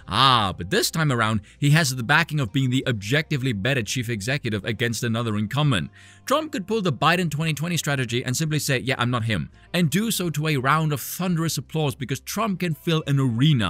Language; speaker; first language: English; native; English